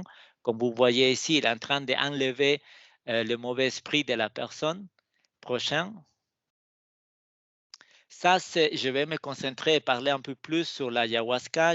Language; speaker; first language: French; non-native, fluent; Spanish